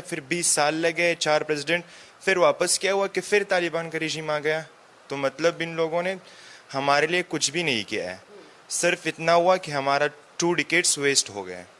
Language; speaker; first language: Hindi; non-native, fluent; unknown